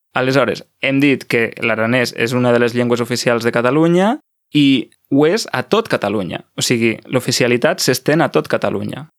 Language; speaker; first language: Catalan; native; Catalan